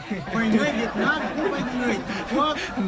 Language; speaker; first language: Vietnamese; non-native, learner; Portuguese